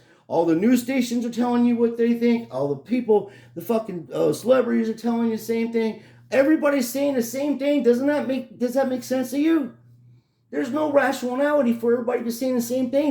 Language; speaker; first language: English; native; English